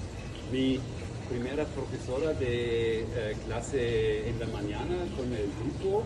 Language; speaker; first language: Spanish; non-native, learner; German